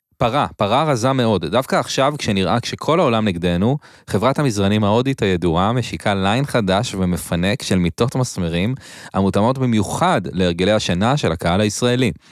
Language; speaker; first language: Hebrew; native; Hebrew